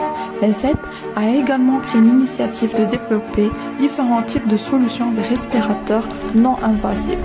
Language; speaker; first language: French; non-native, local second language; Arabic